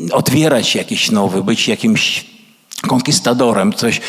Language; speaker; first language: Polish; early bilingual, other home language; Russian